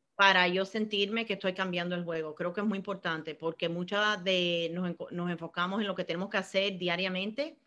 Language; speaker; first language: Spanish; early bilingual, heritage; Spanish